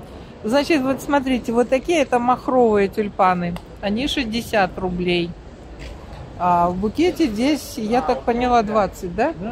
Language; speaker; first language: Russian; native; Russian